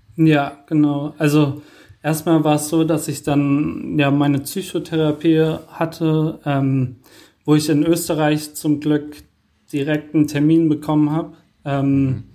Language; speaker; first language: German; native; German